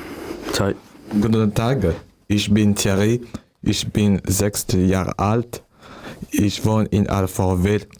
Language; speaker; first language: German; non-native, learner; French